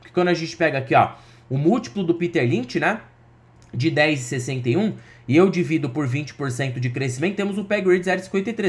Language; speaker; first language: Portuguese; native; Portuguese